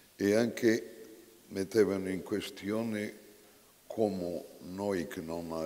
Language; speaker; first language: Italian; non-native, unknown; Portuguese